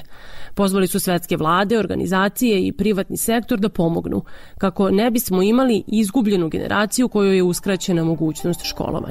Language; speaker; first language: Serbian; native; Serbian